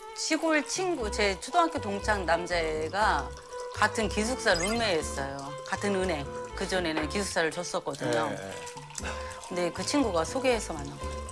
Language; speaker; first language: Korean; native; Korean